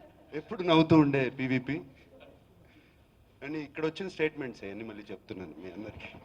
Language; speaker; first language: Telugu; native; Telugu